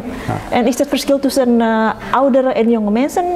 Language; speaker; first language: Dutch; non-native, learner; Indonesian